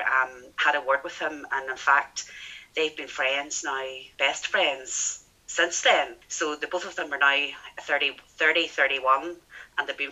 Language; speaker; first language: English; native; English